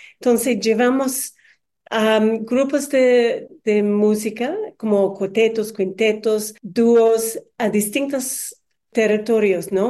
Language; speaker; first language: Spanish; non-native, learner; English